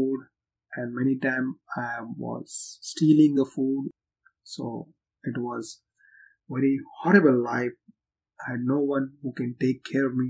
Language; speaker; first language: English; non-native, local second language; Hindi